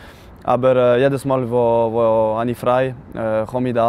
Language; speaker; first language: German; non-native, local second language; French